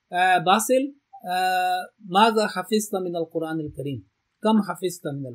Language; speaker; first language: Arabic; non-native, fluent; Urdu